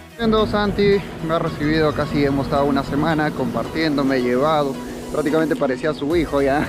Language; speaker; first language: Spanish; native; Spanish